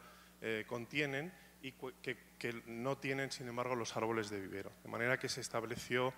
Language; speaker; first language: Spanish; native; Spanish